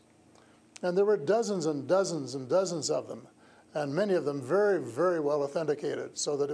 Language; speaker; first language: English; native; English